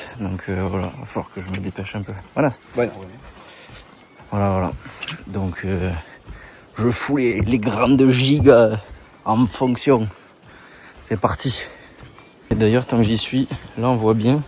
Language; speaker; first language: French; native; French